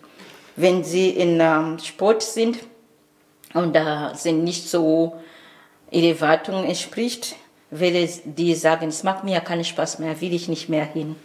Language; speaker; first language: German; non-native, learner; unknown